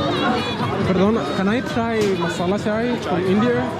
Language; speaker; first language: English; non-native, local second language; Swahili